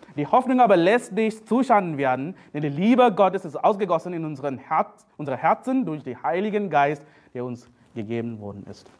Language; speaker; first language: German; non-native, fluent; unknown